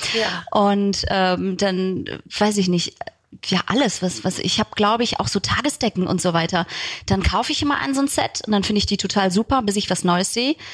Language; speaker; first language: German; early bilingual, other home language; Turkish